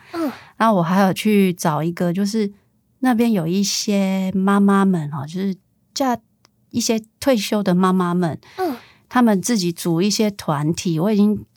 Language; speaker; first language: Chinese; native; Chinese